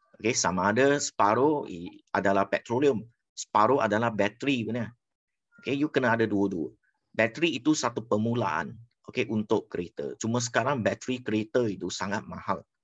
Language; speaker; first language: Malay; non-native, local second language; Chinese